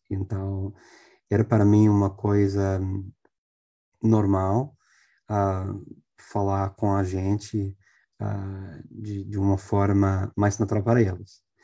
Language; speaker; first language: Portuguese; non-native, fluent; English